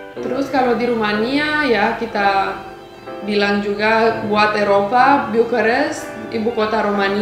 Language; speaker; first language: Indonesian; non-native, fluent; Romanian